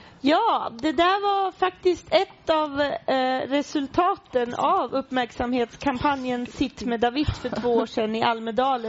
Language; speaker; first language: Swedish; native; Swedish